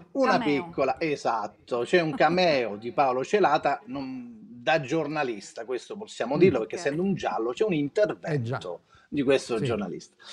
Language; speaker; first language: Italian; native; Italian